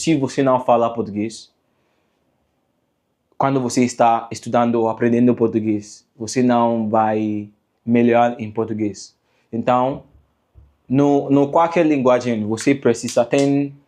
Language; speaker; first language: Portuguese; non-native, learner; English